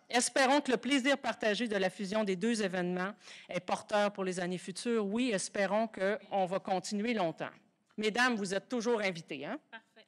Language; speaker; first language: French; native; French